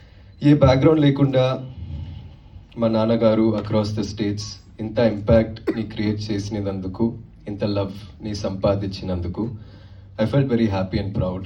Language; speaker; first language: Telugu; non-native, learner; Tamil